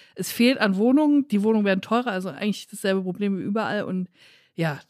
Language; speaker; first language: German; native; German